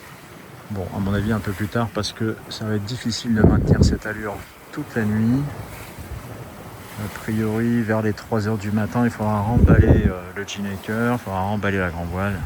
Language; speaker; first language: French; native; French